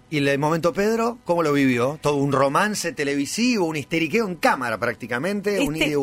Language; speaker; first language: Spanish; native; Spanish